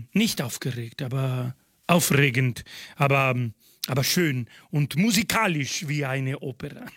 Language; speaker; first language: German; non-native, fluent; Spanish